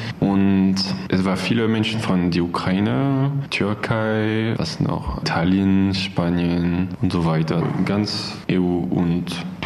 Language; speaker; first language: German; non-native, learner; French